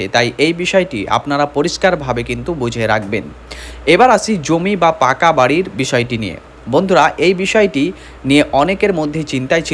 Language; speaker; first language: Bangla; native; Bangla